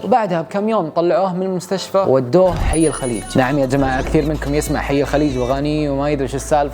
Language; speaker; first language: Arabic; native; Arabic